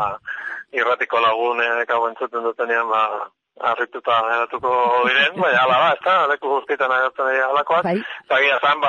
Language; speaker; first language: Basque; native; Basque